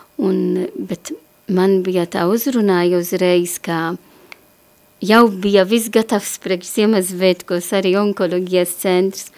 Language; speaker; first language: Latvian; non-native, learner; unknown